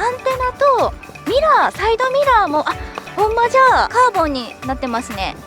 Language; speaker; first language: Japanese; native; Japanese